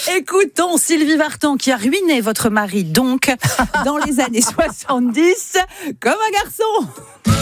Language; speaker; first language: French; native; French